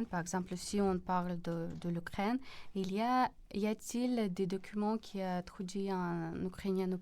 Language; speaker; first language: French; non-native, fluent; Polish